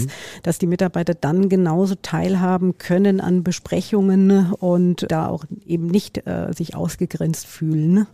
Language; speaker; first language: German; native; German